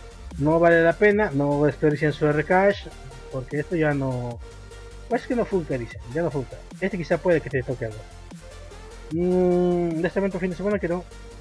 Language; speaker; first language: Spanish; native; Spanish